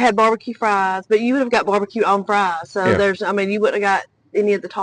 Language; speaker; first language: English; native; English